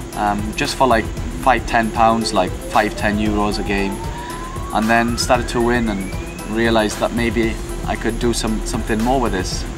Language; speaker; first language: English; native; English